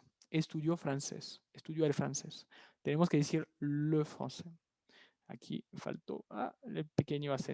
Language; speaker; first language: Spanish; non-native, fluent; French